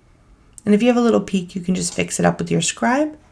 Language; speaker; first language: English; native; English